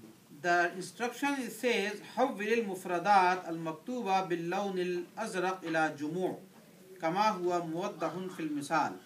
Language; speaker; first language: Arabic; non-native, fluent; English